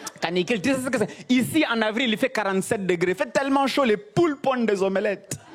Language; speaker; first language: French; non-native, local second language; Kinyarwanda